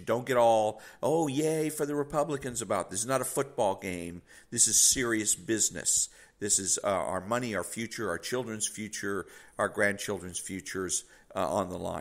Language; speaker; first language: English; native; English